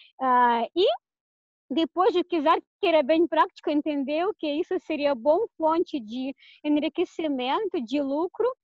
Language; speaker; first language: Portuguese; non-native, fluent; Russian